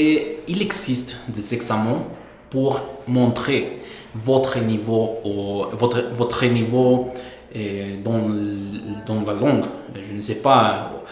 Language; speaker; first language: French; non-native, fluent; Spanish